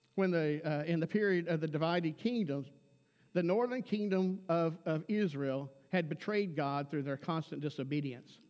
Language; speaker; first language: English; native; English